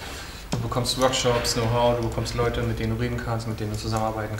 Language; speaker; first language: German; native; German